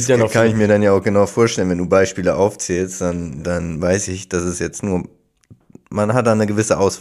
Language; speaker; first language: German; native; German